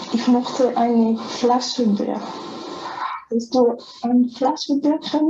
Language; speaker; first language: German; non-native, learner; Spanish